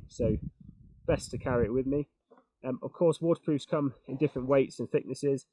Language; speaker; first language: English; native; English